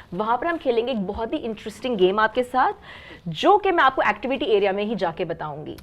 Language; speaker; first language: Urdu; native; Urdu